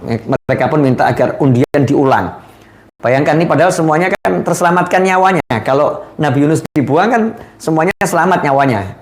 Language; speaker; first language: Indonesian; native; Indonesian